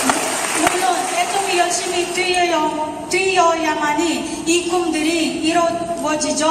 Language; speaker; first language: Korean; non-native, learner; Filipino